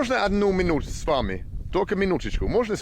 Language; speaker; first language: Russian; non-native, learner; English